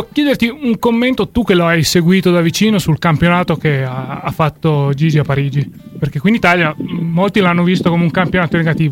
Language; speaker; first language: Italian; native; Italian